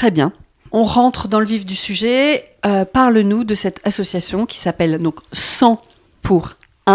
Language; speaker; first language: French; native; French